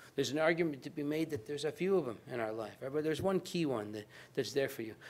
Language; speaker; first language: English; native; English